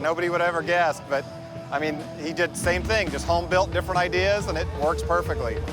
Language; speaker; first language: English; native; English